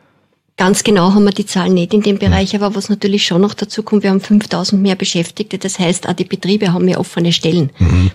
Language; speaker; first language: German; native; German